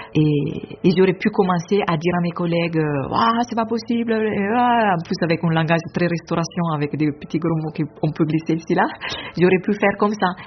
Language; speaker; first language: French; non-native, fluent; Italian